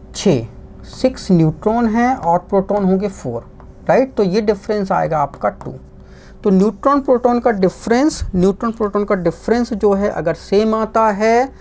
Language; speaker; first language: Hindi; non-native, local second language; Gujarati